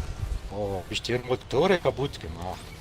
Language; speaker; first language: German; native; German